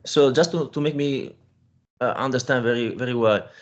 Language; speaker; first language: English; non-native, fluent; Italian